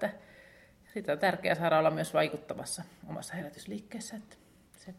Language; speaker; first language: Finnish; native; Finnish